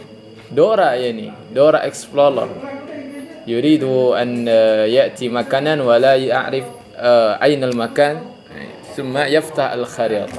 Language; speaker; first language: Arabic; non-native, fluent; Indonesian